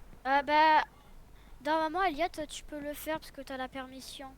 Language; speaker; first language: French; native; French